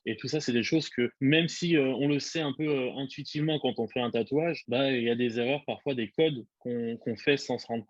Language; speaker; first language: French; native; French